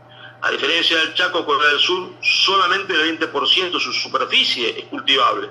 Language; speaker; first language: Spanish; native; Spanish